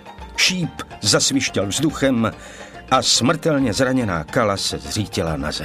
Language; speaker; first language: Czech; native; Czech